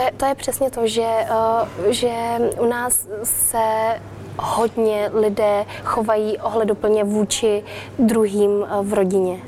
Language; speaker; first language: Czech; early bilingual, other home language; Vietnamese